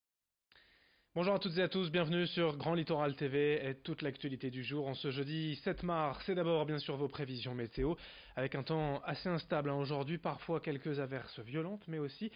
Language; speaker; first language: French; native; French